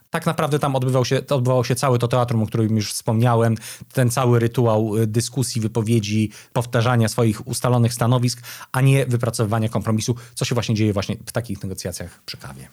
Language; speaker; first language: Polish; native; Polish